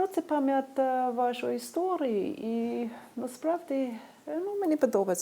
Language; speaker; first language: Ukrainian; non-native, fluent; English